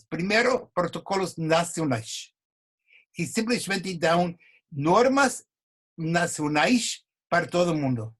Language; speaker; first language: Portuguese; non-native, fluent; English